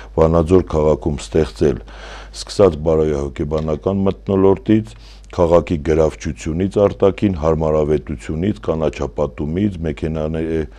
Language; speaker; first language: Armenian; native; Armenian